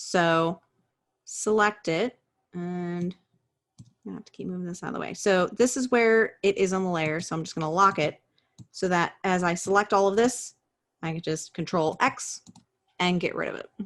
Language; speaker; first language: English; native; English